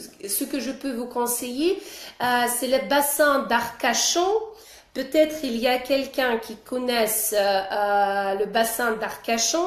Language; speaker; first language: French; non-native, fluent; Russian